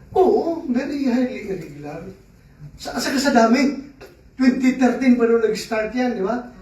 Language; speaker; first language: Filipino; native; Filipino